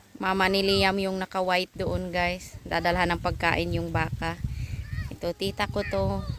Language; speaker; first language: Filipino; non-native, local second language; Cebuano